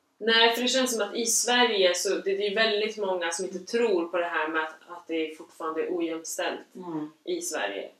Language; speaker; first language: Swedish; native; Swedish